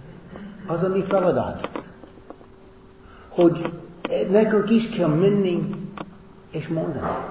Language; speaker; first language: Hungarian; non-native, learner; English